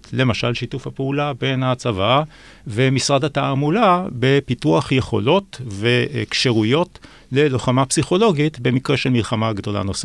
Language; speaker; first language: Hebrew; native; Hebrew